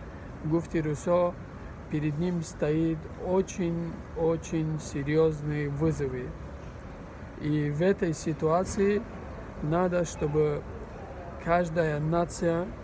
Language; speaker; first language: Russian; non-native, fluent; Persian